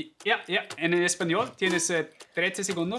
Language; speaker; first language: Spanish; non-native, fluent; German